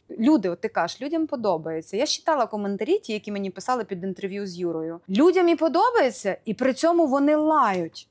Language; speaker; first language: Ukrainian; native; Ukrainian